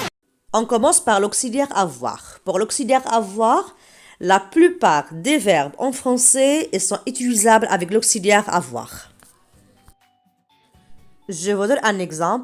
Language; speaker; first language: French; non-native, local second language; Arabic